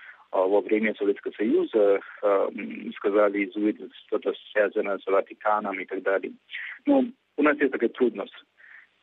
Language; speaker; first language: Russian; non-native, fluent; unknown